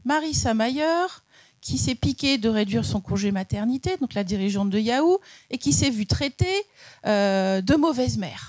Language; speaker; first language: French; native; French